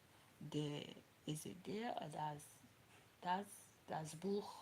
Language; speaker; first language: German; non-native, learner; English